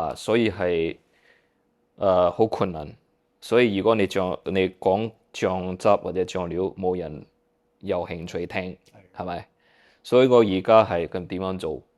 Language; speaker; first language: Cantonese; early bilingual, heritage; Cantonese